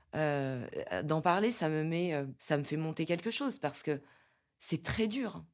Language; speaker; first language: French; native; French